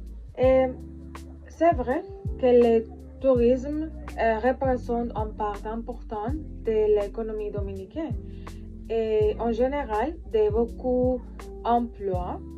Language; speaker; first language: French; non-native, learner; Spanish